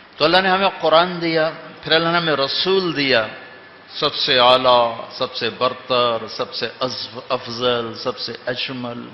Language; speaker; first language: Urdu; non-native, local second language; Punjabi